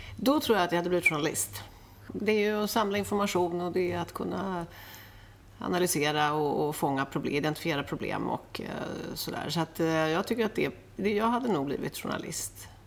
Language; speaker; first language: Swedish; native; Swedish